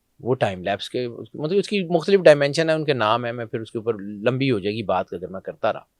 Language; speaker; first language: Urdu; non-native, local second language; Punjabi